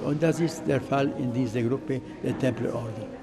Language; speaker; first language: German; non-native, fluent; Arabic